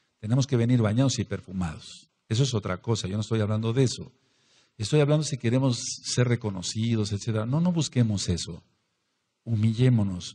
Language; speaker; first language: Spanish; native; Spanish